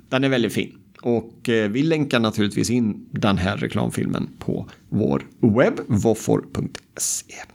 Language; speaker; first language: Swedish; native; Swedish